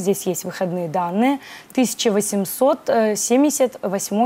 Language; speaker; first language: Russian; native; Russian